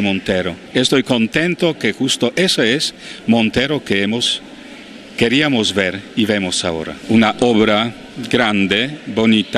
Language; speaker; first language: Spanish; non-native, fluent; Polish